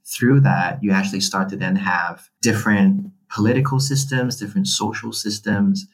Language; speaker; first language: English; non-native, local second language; Cantonese